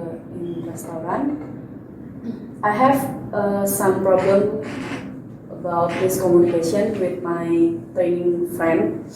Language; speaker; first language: English; non-native, learner; Indonesian